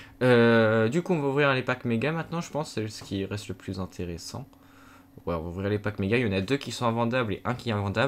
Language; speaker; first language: French; native; French